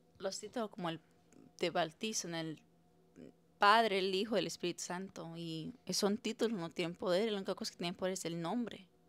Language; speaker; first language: Spanish; early bilingual, heritage; Spanish